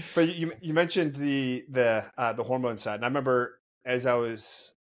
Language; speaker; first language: English; native; English